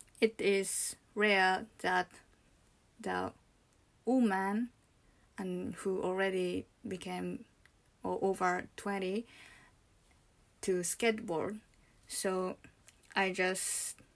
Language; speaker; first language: English; non-native, learner; Japanese